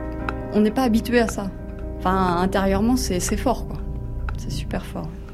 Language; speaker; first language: French; native; French